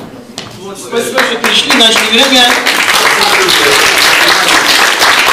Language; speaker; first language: Russian; non-native, fluent; Turkish